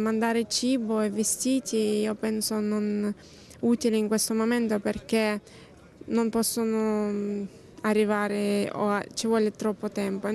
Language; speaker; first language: Italian; non-native, fluent; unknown